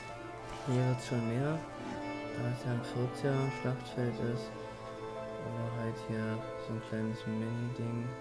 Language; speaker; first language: German; native; German